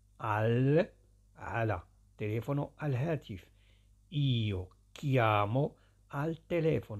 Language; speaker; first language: Italian; non-native, fluent; Arabic